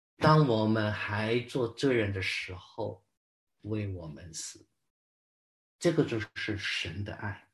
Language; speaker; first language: Chinese; non-native, local second language; Cantonese